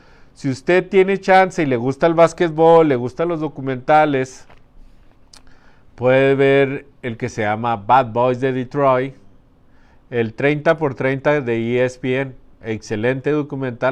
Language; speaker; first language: Spanish; native; Spanish